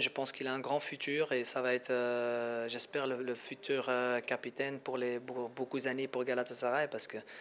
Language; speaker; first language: French; non-native, fluent; Dutch